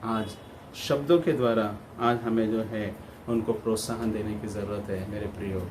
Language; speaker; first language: Hindi; non-native, local second language; Kannada